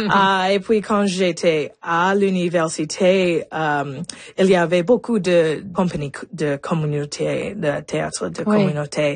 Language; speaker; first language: French; non-native, local second language; English